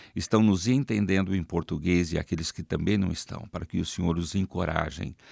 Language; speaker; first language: Portuguese; native; Portuguese